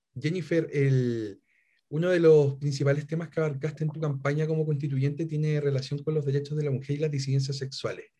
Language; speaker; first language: Spanish; native; Spanish